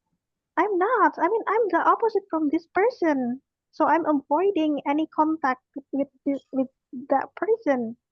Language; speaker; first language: English; non-native, learner; Indonesian